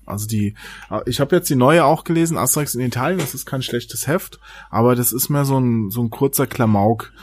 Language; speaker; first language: German; native; German